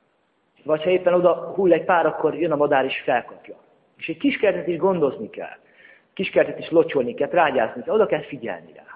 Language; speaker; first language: Hungarian; native; Hungarian